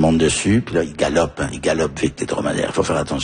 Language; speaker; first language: French; early bilingual, heritage; French